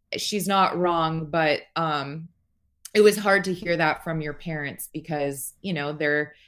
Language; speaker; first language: English; native; English